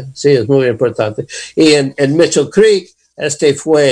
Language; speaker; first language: Spanish; non-native, learner; English